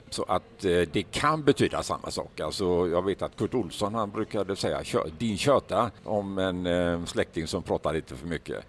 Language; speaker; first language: Swedish; native; Swedish